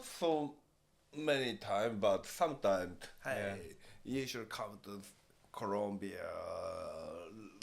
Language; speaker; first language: English; non-native, learner; Japanese